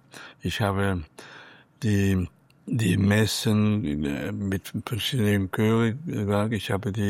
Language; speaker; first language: German; non-native, fluent; Catalan